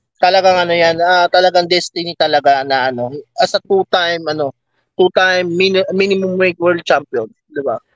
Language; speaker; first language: Filipino; native; Filipino